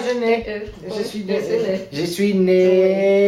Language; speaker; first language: French; non-native, learner; Portuguese